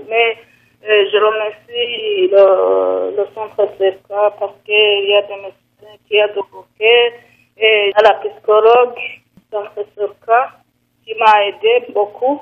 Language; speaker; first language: French; non-native, learner; Rundi